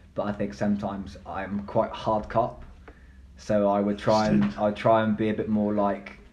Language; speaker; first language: English; native; English